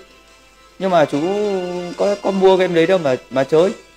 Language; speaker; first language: Vietnamese; native; Vietnamese